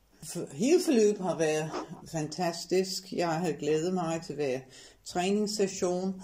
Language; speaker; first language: Danish; non-native, fluent; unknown